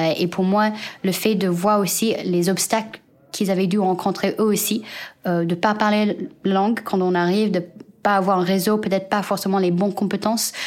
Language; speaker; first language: French; non-native, fluent; Chinese